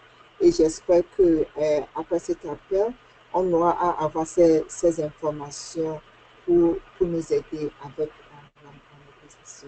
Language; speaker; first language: French; non-native, fluent; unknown